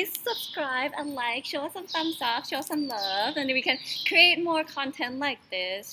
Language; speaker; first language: English; non-native, learner; Thai